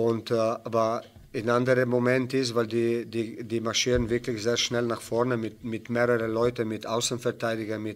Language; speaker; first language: German; non-native, fluent; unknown